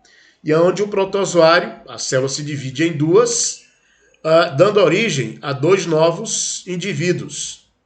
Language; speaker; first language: Portuguese; native; Portuguese